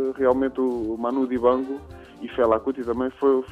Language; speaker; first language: Portuguese; native; Portuguese